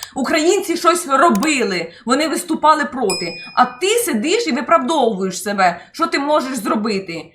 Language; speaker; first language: Ukrainian; native; Ukrainian